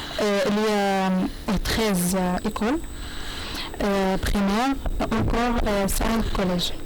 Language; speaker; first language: French; non-native, learner; Arabic